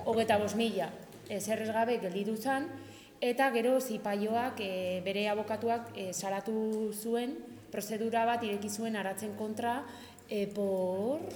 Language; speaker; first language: Basque; non-native, local second language; Spanish